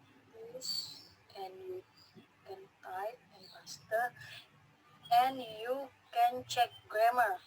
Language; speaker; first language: English; non-native, learner; Indonesian